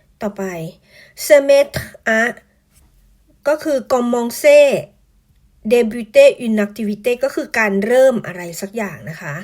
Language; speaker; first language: Thai; native; Thai